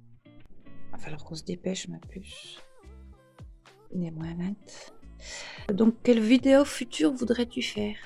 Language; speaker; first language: French; native; French